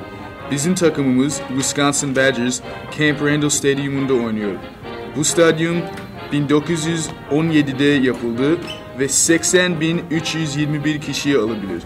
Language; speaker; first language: Turkish; early bilingual, heritage; Turkish